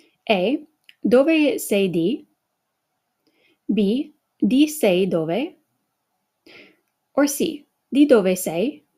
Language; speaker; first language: Italian; non-native, fluent; English